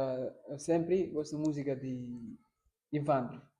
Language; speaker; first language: Portuguese; non-native, local second language; Fula